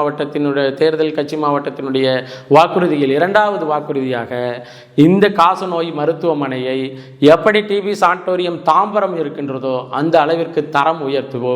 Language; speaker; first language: Tamil; native; Tamil